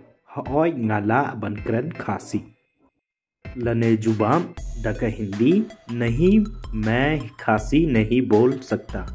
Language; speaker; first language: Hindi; non-native, local second language; Khasi